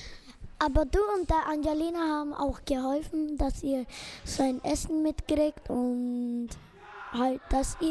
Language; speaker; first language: German; early bilingual, other home language; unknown